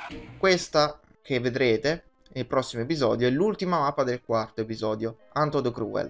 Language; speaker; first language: Italian; native; Italian